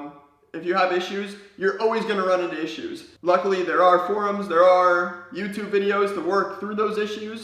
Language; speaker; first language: English; native; English